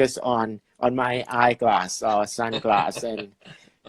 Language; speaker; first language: English; non-native, fluent; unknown